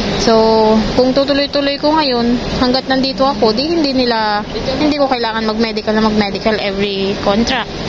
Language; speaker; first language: Filipino; native; Filipino